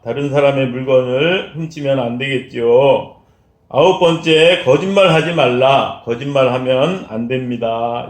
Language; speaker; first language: Korean; native; Korean